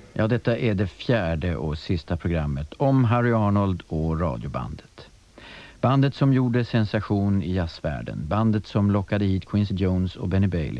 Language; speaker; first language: Swedish; native; Swedish